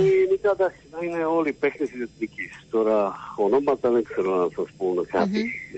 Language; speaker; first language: Greek; non-native, learner; Slovak